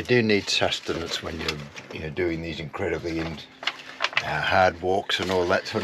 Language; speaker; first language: English; native; English